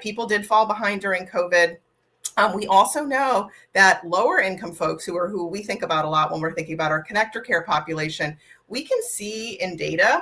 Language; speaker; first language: English; native; English